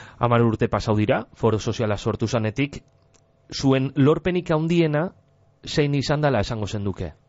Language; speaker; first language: Basque; native; Basque